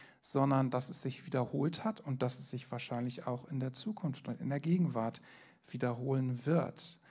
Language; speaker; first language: German; native; German